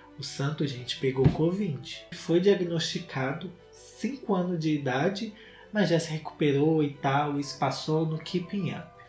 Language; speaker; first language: Portuguese; native; Portuguese